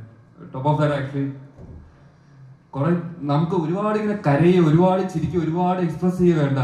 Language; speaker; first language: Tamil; non-native, learner; Malayalam